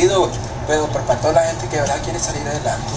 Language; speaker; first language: Spanish; native; Spanish